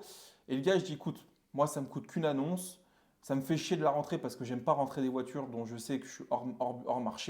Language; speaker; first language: French; native; French